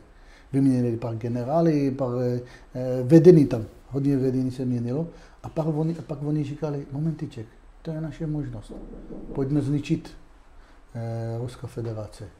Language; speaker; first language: Czech; non-native, fluent; Hebrew